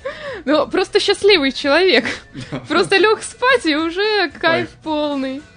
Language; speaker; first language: Russian; native; Russian